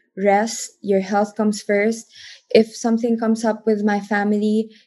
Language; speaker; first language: English; non-native, local second language; Filipino